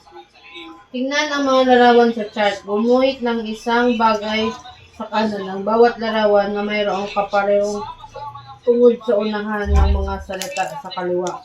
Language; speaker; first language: Filipino; non-native, local second language; Bikol